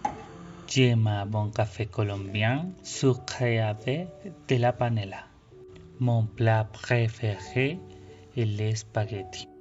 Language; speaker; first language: French; non-native, fluent; Spanish